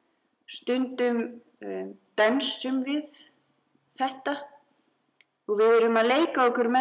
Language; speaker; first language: Icelandic; non-native, fluent; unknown